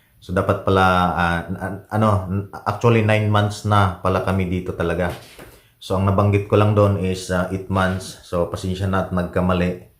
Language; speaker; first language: Filipino; native; Filipino